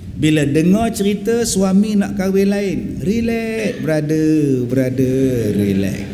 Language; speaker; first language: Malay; native; Malay